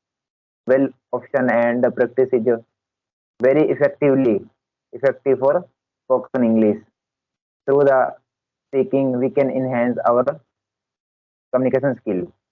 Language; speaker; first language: English; non-native, learner; Hindi